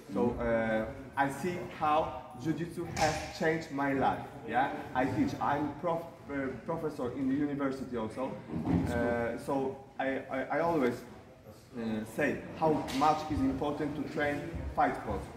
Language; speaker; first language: English; non-native, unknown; Polish